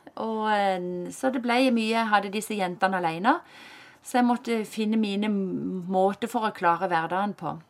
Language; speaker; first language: Norwegian; native; Norwegian